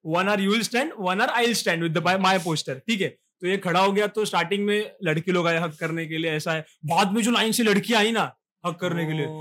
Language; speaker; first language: Hindi; non-native, local second language; Marathi